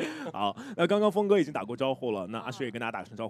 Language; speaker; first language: Chinese; native; Chinese